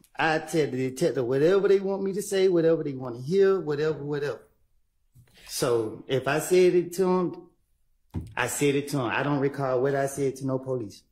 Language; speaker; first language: English; native; English